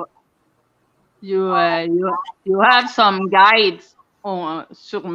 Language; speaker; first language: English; non-native, local second language; French